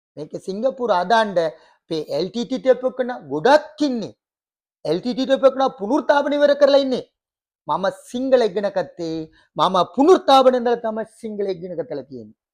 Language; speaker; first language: Sinhala; non-native, local second language; Tamil